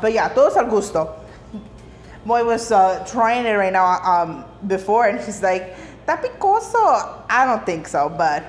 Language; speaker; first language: English; early bilingual, other home language; Spanish